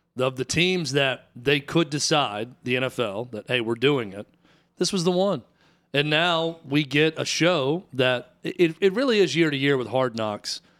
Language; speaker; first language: English; native; English